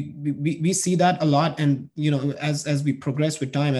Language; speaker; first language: English; non-native, local second language; Hindi